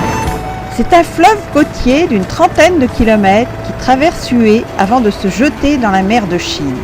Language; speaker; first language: French; native; French